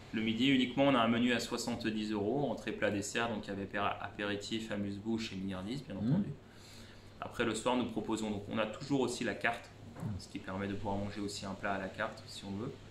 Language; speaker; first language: French; native; French